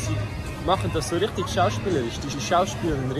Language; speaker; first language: German; native; German